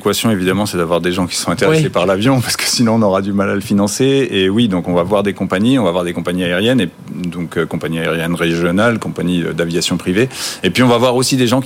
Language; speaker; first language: French; native; French